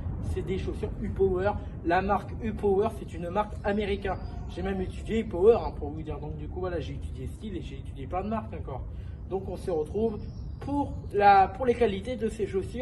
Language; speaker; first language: French; native; French